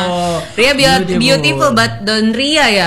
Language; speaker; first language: English; non-native, learner; Indonesian